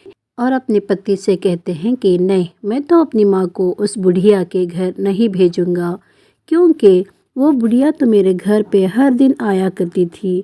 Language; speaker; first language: Hindi; non-native, local second language; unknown